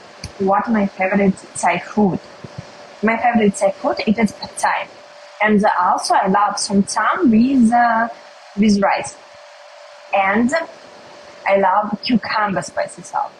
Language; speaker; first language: English; non-native, learner; Russian